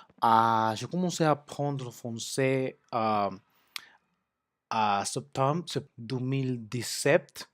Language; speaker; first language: French; non-native, learner; Spanish